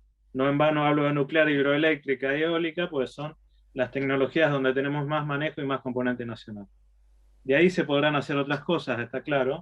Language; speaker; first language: Spanish; native; Spanish